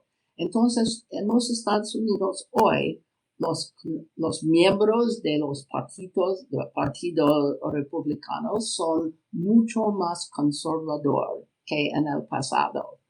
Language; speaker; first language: Spanish; non-native, learner; English